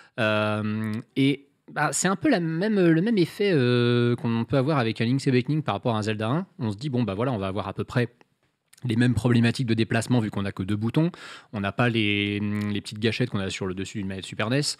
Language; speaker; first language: French; native; French